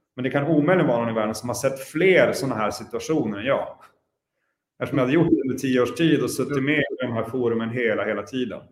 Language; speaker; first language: Swedish; native; Swedish